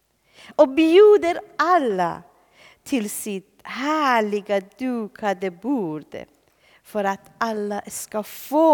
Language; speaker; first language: Swedish; non-native, fluent; Persian